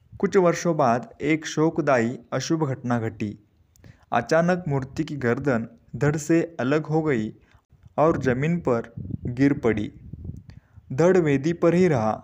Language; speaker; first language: Hindi; non-native, local second language; Marathi